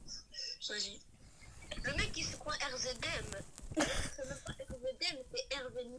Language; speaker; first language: French; native; French